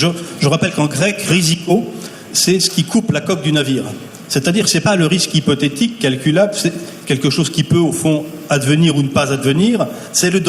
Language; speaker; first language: French; native; French